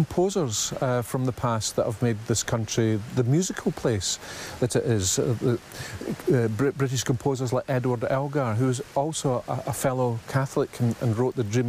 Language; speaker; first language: English; native; English